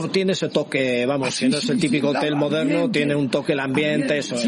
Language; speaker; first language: Spanish; native; Spanish